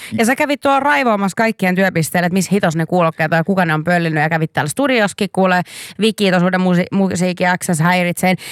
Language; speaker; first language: Finnish; native; Finnish